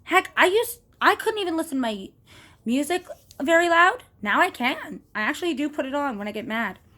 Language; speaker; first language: English; native; English